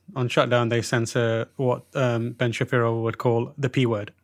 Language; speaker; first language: English; early bilingual, other home language; Urdu